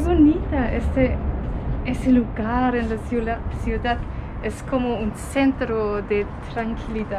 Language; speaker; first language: Spanish; non-native, learner; German